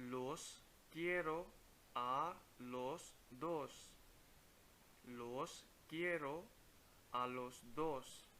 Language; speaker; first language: Spanish; non-native, fluent; Punjabi